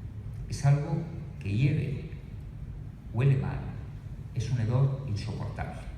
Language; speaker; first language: Spanish; native; Spanish